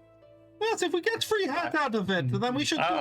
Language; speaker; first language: English; native; English